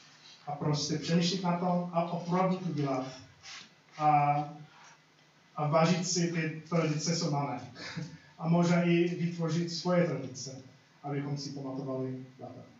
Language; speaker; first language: Czech; non-native, fluent; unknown